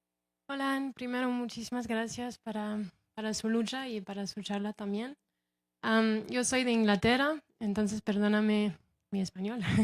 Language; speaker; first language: Spanish; non-native, fluent; English